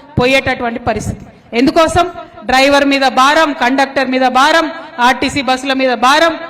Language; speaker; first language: Telugu; native; Telugu